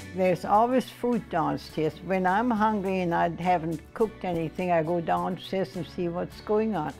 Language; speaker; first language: English; non-native, fluent; German